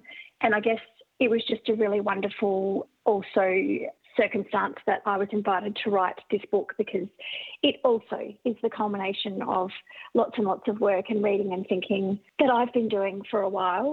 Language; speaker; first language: English; native; English